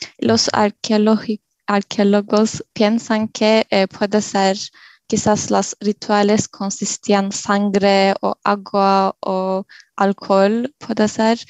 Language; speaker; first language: Spanish; non-native, learner; Turkish